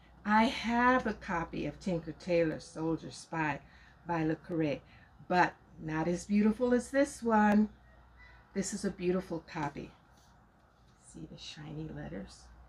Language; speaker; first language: English; non-native, local second language; Spanish